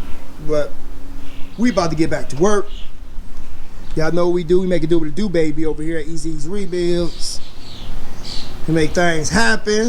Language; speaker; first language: English; native; English